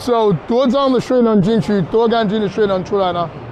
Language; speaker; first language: Chinese; non-native, fluent; English